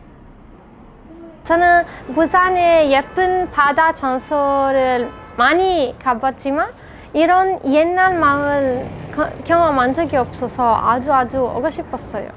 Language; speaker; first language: Korean; non-native, fluent; Italian